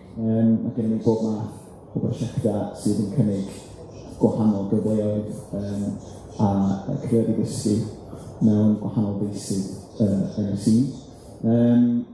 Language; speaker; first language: Welsh; native; Welsh